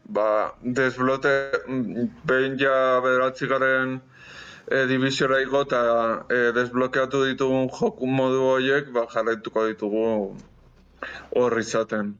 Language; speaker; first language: Basque; non-native, fluent; Spanish